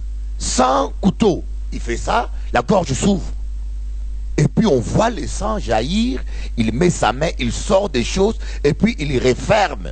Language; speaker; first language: French; non-native, local second language; Lingala